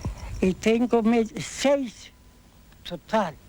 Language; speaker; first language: Spanish; non-native, learner; Ukrainian